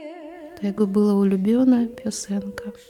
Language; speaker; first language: Polish; non-native, learner; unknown